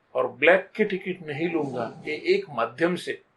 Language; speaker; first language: Hindi; non-native, local second language; Marathi